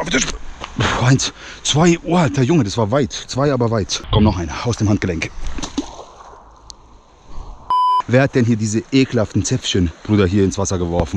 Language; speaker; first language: German; early bilingual, other home language; Bosnian